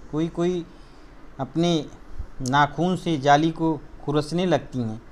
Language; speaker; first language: Hindi; non-native, local second language; Marathi